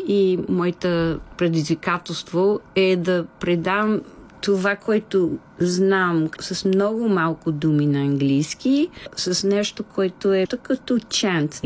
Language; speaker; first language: Bulgarian; non-native, fluent; English